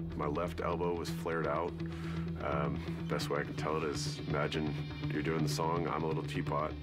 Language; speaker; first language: English; native; English